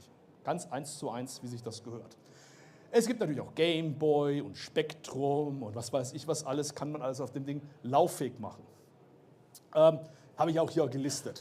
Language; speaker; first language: German; native; German